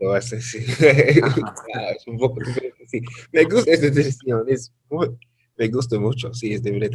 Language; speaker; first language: Spanish; non-native, learner; English